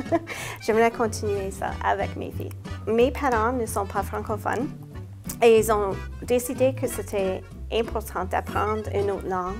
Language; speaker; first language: French; non-native, local second language; English